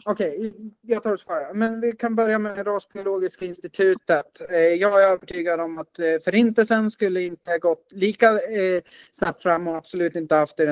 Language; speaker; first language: Swedish; native; Swedish